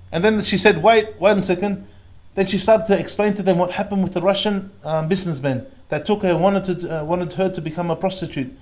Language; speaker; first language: English; native; English